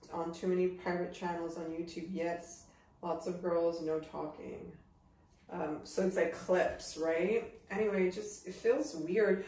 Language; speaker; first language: English; native; English